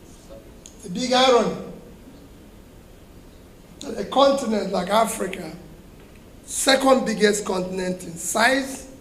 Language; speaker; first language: English; non-native, local second language; Igbo